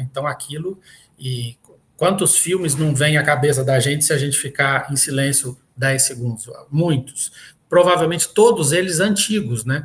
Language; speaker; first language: Portuguese; native; Portuguese